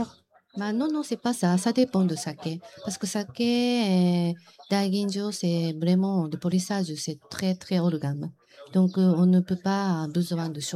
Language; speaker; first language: French; non-native, learner; Japanese